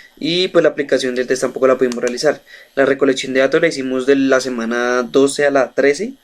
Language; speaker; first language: Spanish; native; Spanish